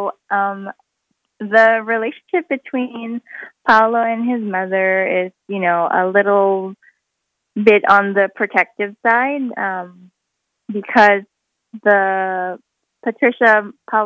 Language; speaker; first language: English; non-native, local second language; Filipino